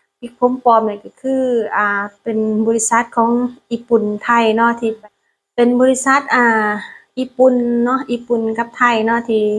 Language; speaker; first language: Thai; non-native, learner; Lao